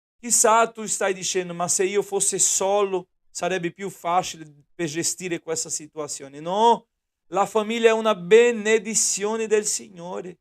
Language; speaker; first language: Italian; non-native, fluent; Portuguese